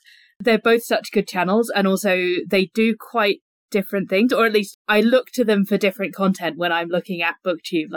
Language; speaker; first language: English; native; English